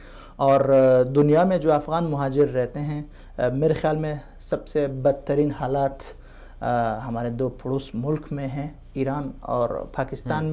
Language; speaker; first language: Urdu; non-native, fluent; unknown